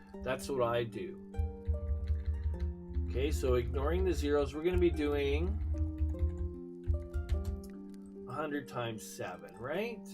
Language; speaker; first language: English; native; English